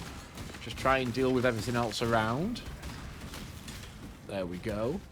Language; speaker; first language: English; native; English